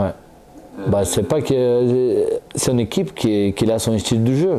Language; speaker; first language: French; non-native, fluent; Portuguese